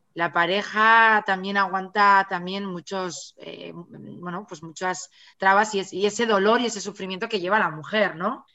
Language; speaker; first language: Spanish; native; Spanish